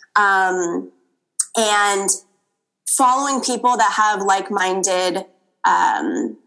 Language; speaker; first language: English; native; English